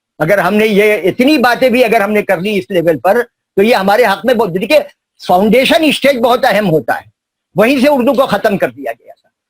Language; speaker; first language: Urdu; native; Urdu